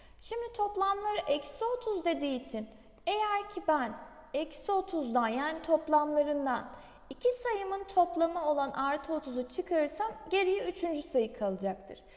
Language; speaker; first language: Turkish; native; Turkish